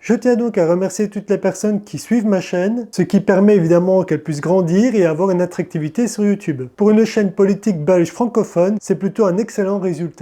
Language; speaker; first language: French; native; French